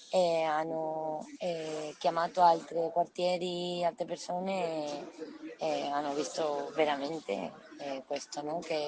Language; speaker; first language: Italian; non-native, learner; Spanish